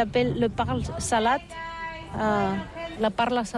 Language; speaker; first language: French; non-native, learner; Catalan